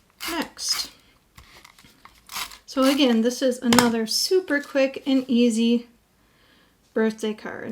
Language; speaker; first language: English; native; English